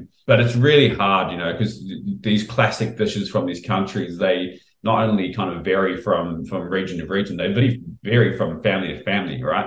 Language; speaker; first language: English; native; English